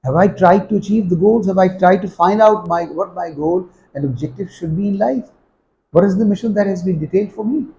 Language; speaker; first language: English; non-native, local second language; Urdu